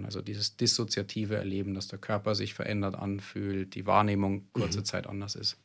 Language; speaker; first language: German; native; German